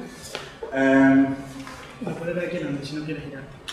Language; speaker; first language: Spanish; native; Spanish